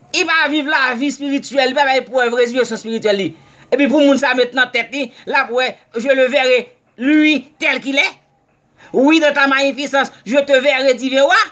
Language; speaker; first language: Haitian Creole; native; Haitian Creole